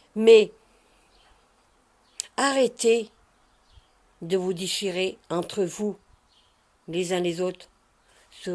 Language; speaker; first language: French; native; French